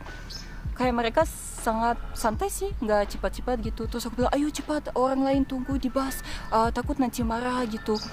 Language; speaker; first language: Indonesian; non-native, fluent; Russian